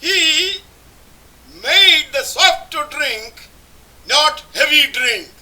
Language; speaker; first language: English; non-native, local second language; Malayalam